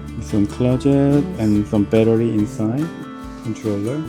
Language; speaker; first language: English; non-native, learner; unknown